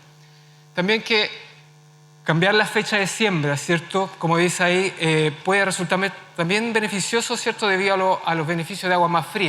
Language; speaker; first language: Spanish; native; Spanish